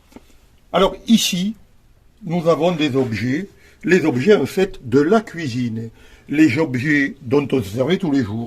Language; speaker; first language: French; native; French